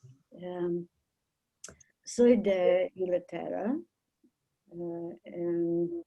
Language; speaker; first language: Spanish; non-native, learner; English